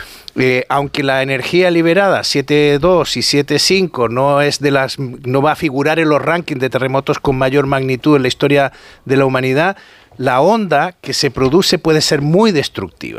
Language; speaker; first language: Spanish; native; Spanish